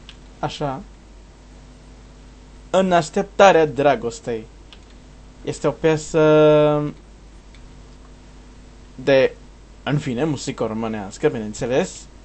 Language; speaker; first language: Romanian; non-native, learner; Portuguese